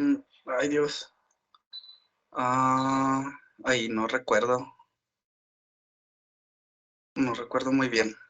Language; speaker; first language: Spanish; native; Spanish